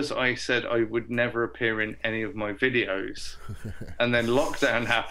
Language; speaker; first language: English; native; English